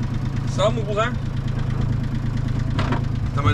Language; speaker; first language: French; native; French